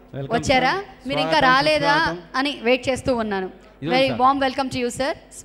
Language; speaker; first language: Telugu; native; Telugu